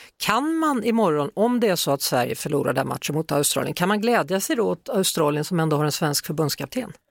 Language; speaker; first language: Swedish; native; Swedish